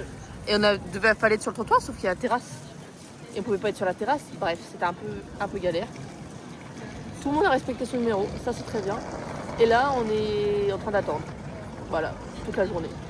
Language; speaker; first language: French; native; French